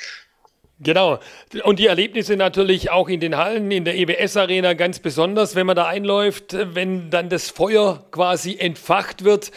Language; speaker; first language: German; native; German